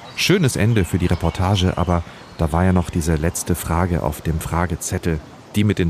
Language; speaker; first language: German; native; German